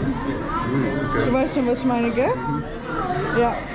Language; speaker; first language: German; early bilingual, other home language; Arabic